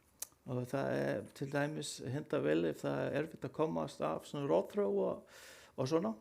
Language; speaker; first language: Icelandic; non-native, learner; Danish